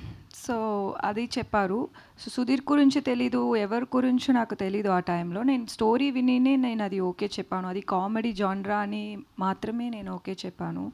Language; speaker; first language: Telugu; non-native, fluent; Tamil